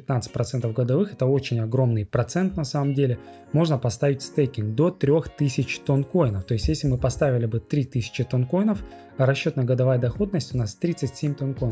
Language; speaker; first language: Russian; native; Russian